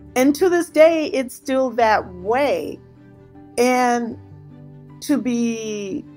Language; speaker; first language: English; native; English